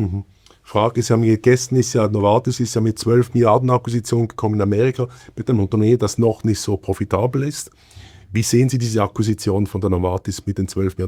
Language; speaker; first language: German; native; German